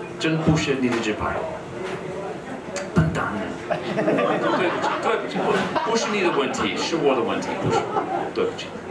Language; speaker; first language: Chinese; non-native, learner; English